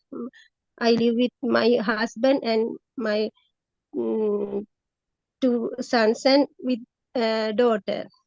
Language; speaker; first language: English; non-native, learner; Sinhala